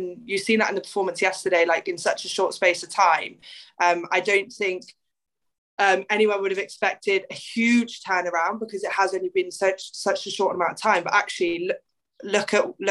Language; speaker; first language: English; native; English